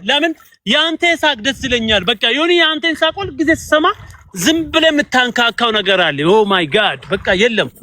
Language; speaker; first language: Amharic; non-native, local second language; Oromo